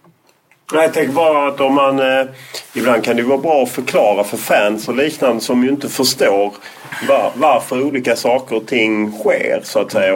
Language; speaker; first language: Swedish; native; Swedish